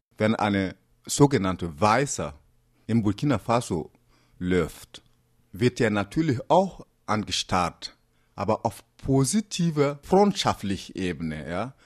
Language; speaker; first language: German; non-native, fluent; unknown